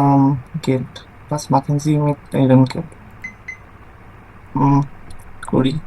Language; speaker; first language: German; non-native, learner; Bangla